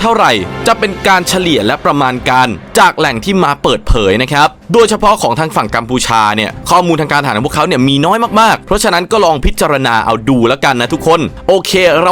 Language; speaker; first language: Thai; native; Thai